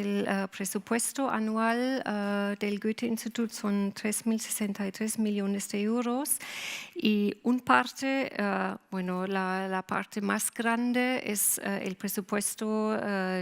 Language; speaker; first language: Spanish; non-native, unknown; German